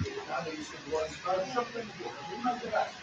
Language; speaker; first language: Ukrainian; early bilingual, heritage; English